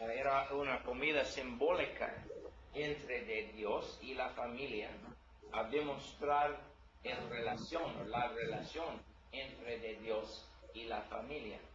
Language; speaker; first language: Spanish; non-native, learner; English